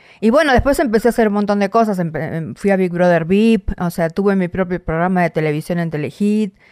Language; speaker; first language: Spanish; native; Spanish